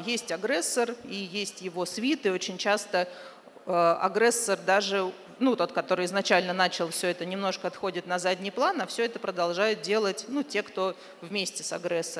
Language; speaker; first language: Russian; native; Russian